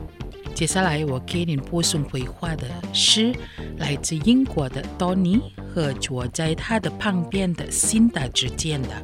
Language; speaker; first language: Chinese; early bilingual, heritage; Chinese